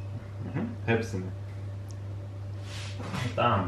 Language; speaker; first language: Turkish; non-native, learner; German